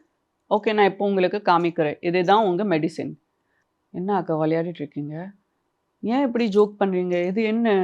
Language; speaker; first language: Tamil; non-native, local second language; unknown